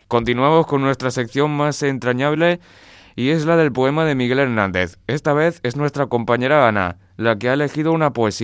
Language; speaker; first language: Spanish; native; Spanish